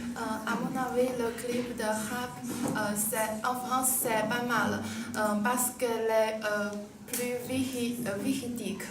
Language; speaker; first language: French; non-native, learner; Chinese